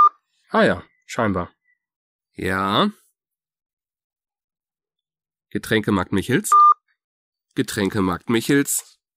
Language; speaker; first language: German; native; German